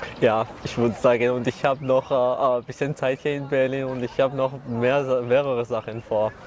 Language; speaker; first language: German; non-native, fluent; Georgian